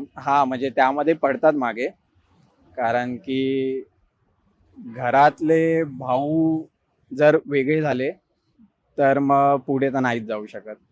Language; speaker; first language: Marathi; native; Marathi